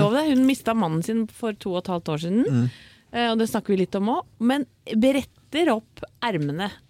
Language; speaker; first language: Norwegian; native; Norwegian